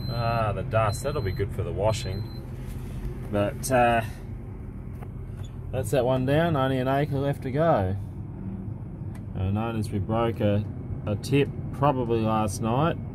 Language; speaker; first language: English; native; English